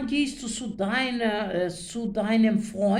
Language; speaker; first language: German; non-native, fluent; Turkish